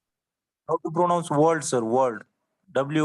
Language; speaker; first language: English; non-native, learner; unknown